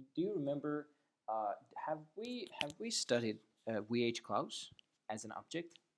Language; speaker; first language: English; non-native, fluent; Azerbaijani